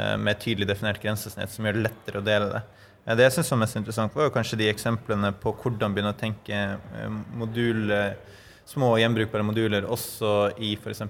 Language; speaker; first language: Norwegian; native; Norwegian